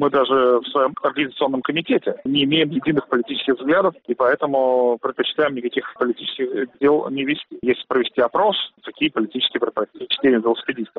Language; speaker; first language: Russian; native; Russian